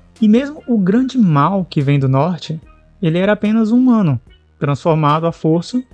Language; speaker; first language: Portuguese; native; Portuguese